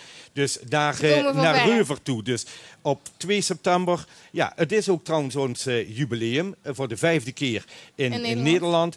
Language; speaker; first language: Dutch; native; Dutch